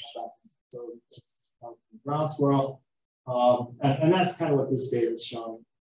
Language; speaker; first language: English; native; English